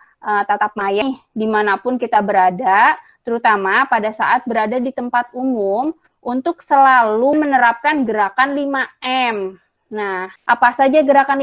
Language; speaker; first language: Indonesian; native; Indonesian